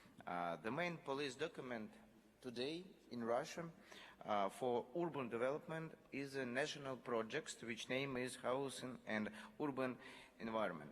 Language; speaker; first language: English; non-native, learner; Russian